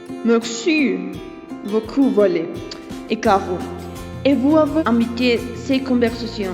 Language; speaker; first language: French; non-native, learner; Spanish